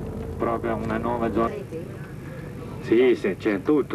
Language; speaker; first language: Italian; non-native, fluent; Chinese